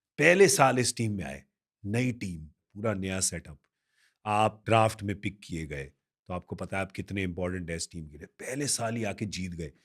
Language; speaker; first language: Hindi; native; Hindi